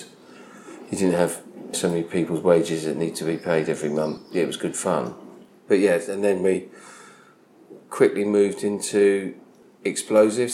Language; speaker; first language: English; native; English